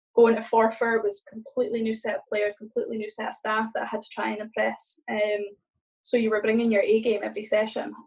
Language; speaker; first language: English; native; English